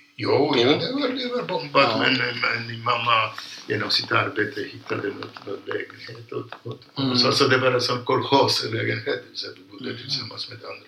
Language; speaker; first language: Swedish; non-native, fluent; Polish